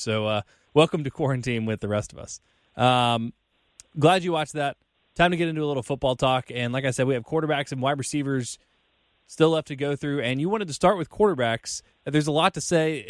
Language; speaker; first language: English; native; English